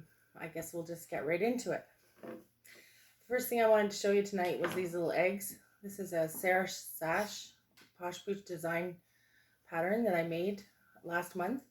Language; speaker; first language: English; native; English